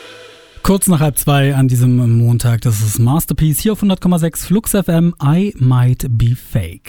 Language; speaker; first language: German; native; German